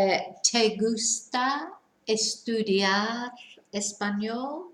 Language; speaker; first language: Spanish; non-native, fluent; English